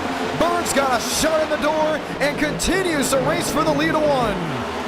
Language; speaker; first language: English; native; English